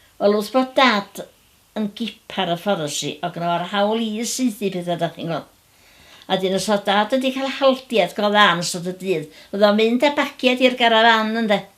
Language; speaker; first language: Welsh; native; Welsh